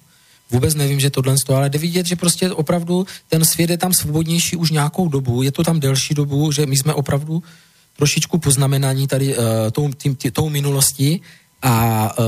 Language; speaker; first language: Czech; native; Czech